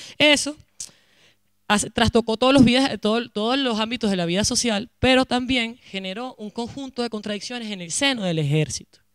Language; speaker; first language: Spanish; native; Spanish